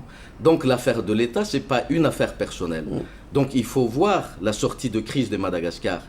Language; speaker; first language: French; non-native, local second language; Malagasy